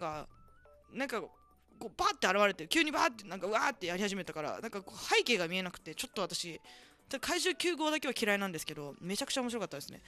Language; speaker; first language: Japanese; native; Japanese